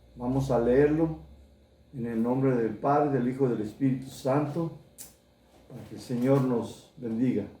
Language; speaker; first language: Spanish; early bilingual, heritage; Spanish